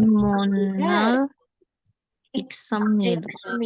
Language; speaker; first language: Korean; non-native, learner; Indonesian